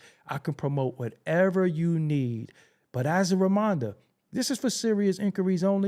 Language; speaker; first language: English; native; English